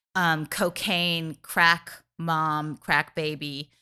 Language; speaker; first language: English; native; English